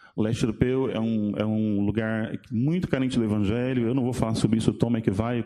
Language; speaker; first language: Portuguese; native; Portuguese